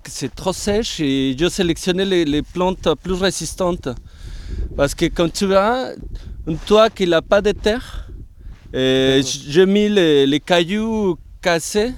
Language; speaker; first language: French; non-native, fluent; Spanish